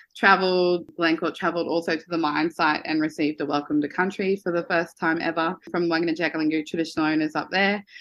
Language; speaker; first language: English; native; English